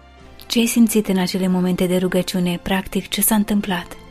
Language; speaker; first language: Romanian; native; Romanian